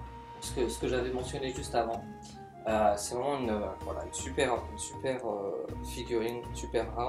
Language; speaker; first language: French; native; French